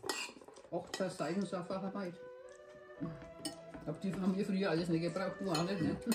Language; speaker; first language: German; native; German